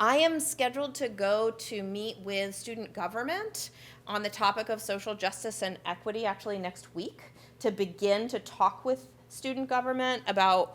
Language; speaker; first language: English; native; English